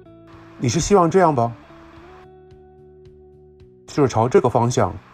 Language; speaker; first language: Chinese; native; Chinese